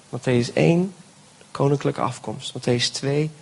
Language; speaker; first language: Dutch; native; Dutch